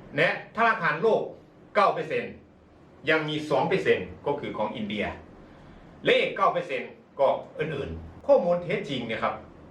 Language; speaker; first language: Thai; non-native, fluent; Chinese